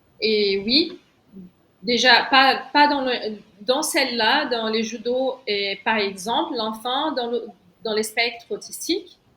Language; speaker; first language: French; non-native, fluent; Portuguese